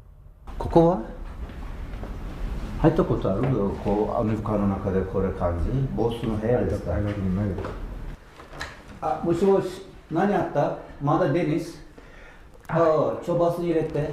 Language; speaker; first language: Japanese; non-native, learner; Turkish